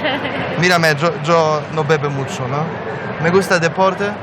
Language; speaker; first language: Spanish; non-native, learner; Polish